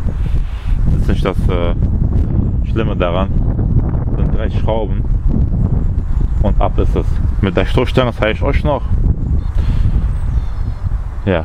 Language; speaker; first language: German; early bilingual, other home language; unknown